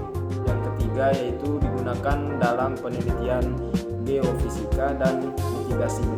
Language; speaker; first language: Indonesian; native; Indonesian